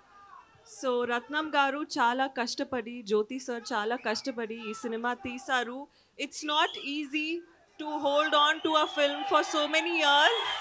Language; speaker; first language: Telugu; non-native, learner; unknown